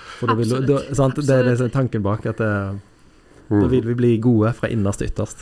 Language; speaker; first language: Norwegian; native; Norwegian